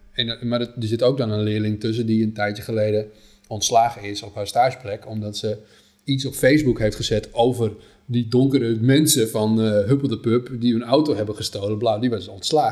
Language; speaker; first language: Dutch; native; Dutch